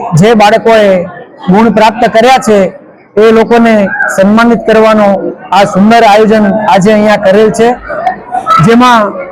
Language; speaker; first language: Gujarati; non-native, local second language; Sindhi